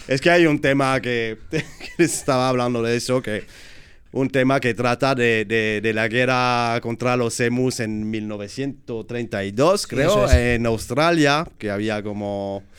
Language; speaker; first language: Spanish; non-native, fluent; French